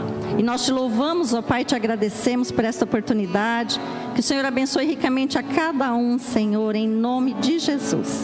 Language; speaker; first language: Portuguese; native; Portuguese